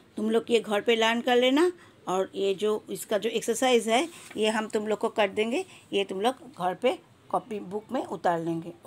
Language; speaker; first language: Hindi; non-native, local second language; Bangla